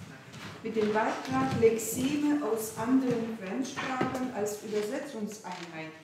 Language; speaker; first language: German; non-native, fluent; Ukrainian